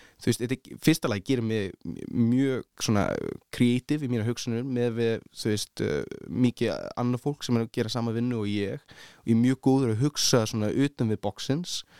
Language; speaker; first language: Icelandic; early bilingual, heritage; Icelandic